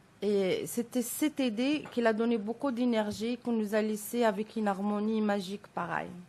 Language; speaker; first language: French; non-native, local second language; Arabic